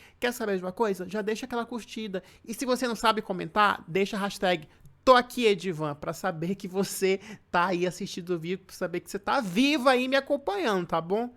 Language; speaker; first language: Portuguese; native; Portuguese